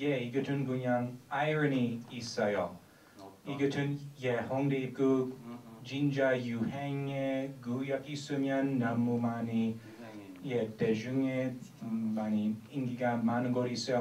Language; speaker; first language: Korean; non-native, learner; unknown